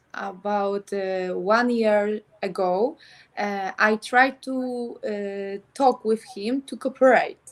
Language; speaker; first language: English; non-native, learner; Polish